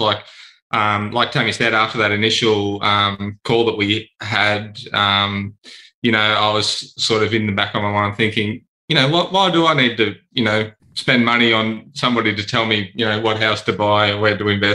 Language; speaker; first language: English; native; English